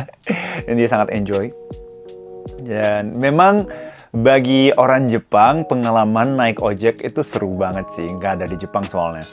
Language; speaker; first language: Indonesian; non-native, fluent; Japanese